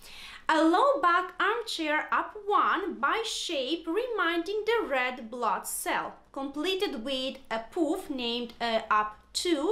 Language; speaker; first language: English; non-native, fluent; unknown